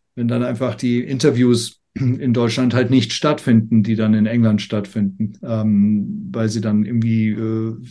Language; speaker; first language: German; non-native, fluent; English